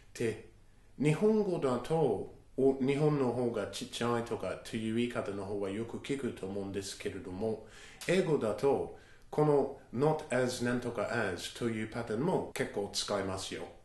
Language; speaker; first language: Japanese; non-native, fluent; English